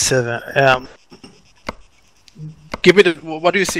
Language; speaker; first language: English; non-native, fluent; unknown